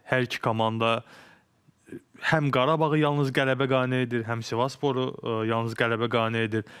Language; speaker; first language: Azerbaijani; native; Azerbaijani